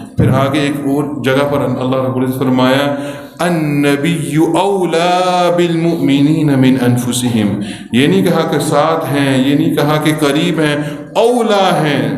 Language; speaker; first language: Urdu; early bilingual, heritage; Urdu